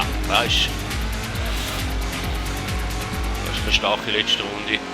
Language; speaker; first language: German; native; German